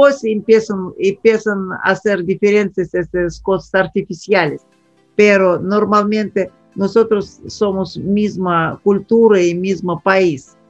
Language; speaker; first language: Spanish; non-native, fluent; Russian